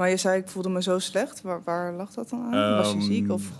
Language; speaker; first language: Dutch; native; Dutch